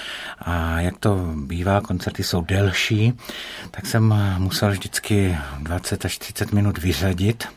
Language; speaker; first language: Czech; native; Czech